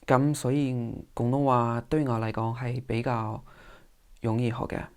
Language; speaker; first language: Chinese; non-native, fluent; English